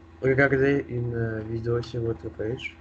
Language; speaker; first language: French; non-native, learner; Russian